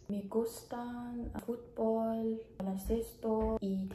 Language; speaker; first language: Spanish; non-native, learner; Mongolian